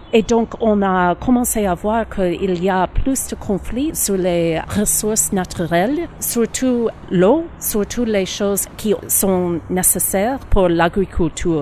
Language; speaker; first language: French; non-native, learner; English